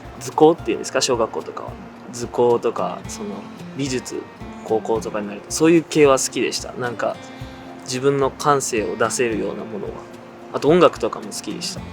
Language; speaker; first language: Japanese; early bilingual, other home language; Portuguese